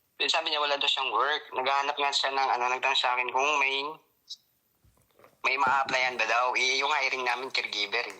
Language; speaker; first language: Filipino; non-native, local second language; Hiligaynon